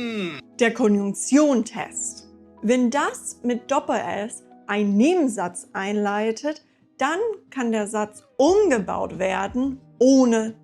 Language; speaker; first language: German; non-native, fluent; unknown